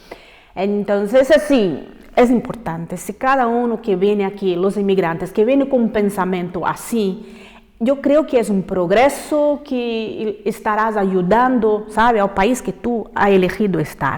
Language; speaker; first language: Spanish; non-native, fluent; Portuguese